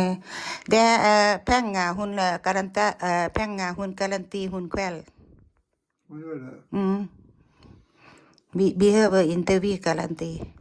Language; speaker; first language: Swedish; non-native, learner; Thai